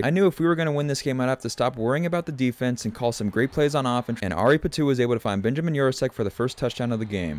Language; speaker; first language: English; native; English